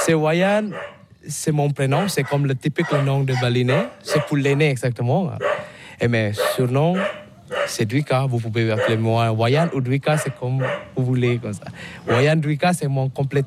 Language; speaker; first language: French; non-native, learner; Balinese